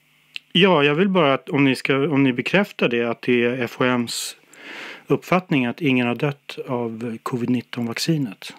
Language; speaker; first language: Swedish; native; Swedish